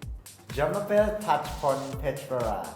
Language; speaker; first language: French; non-native, learner; Thai